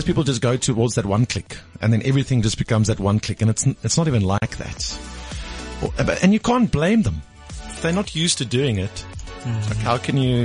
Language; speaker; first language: English; native; English